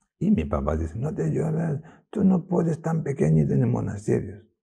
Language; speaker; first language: Spanish; non-native, learner; Tibetan